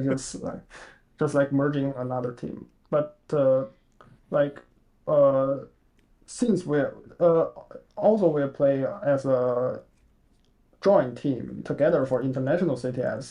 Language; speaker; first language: English; non-native, fluent; Chinese